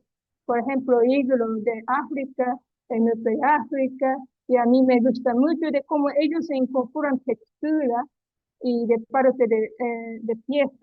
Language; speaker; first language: Spanish; non-native, learner; Japanese